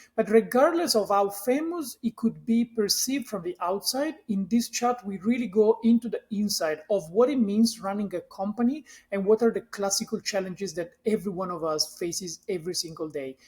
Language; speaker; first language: English; non-native, fluent; Italian